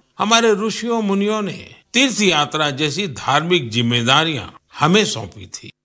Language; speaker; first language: Hindi; non-native, local second language; Gujarati